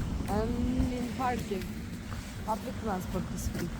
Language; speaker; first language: English; non-native, learner; Russian